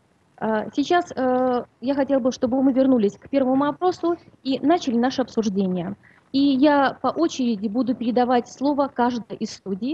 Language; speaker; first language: Russian; native; Russian